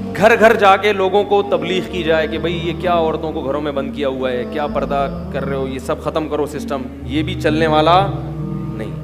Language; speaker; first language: Urdu; native; Urdu